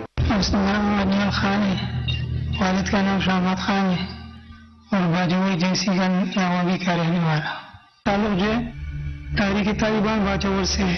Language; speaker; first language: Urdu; non-native, local second language; Pashto